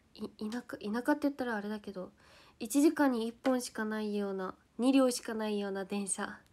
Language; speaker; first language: Japanese; native; Japanese